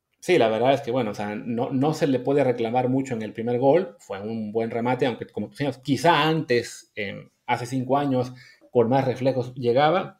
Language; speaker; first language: Spanish; native; Spanish